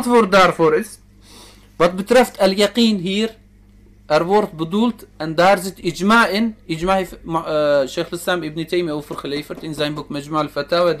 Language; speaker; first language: Dutch; early bilingual, other home language; Turkish